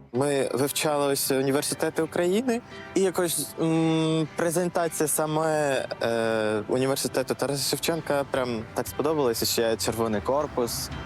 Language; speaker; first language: Ukrainian; non-native, fluent; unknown